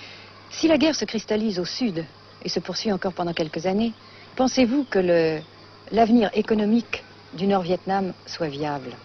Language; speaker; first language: French; native; French